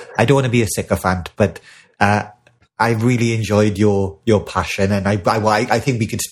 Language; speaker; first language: English; native; English